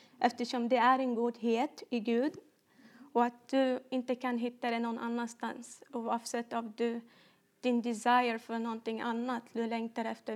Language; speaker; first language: Swedish; non-native, fluent; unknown